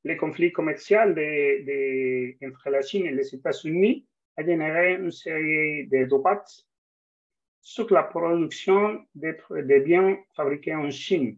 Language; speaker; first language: French; non-native, fluent; Spanish